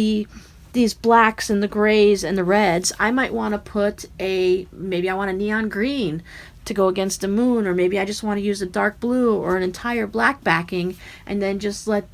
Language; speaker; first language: English; native; English